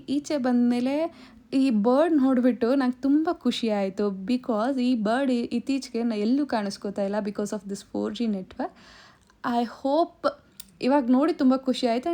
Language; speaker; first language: Kannada; non-native, local second language; Tamil